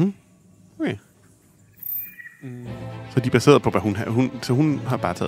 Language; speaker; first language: Danish; native; Danish